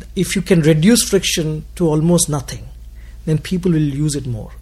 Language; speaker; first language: English; non-native, local second language; Telugu